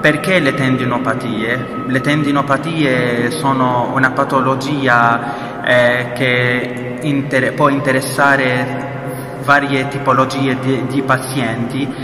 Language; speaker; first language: Italian; non-native, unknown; Arabic